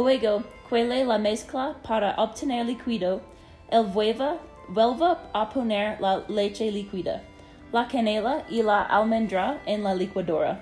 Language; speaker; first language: Spanish; non-native, learner; English